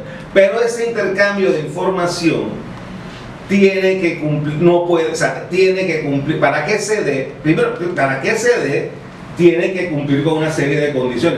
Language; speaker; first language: Spanish; native; Spanish